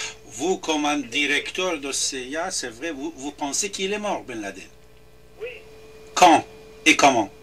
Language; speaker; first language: French; non-native, fluent; Persian